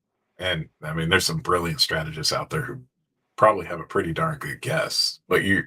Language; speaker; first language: English; native; English